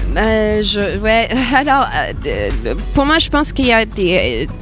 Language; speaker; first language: French; non-native, fluent; English